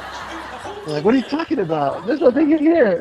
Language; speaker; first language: English; native; English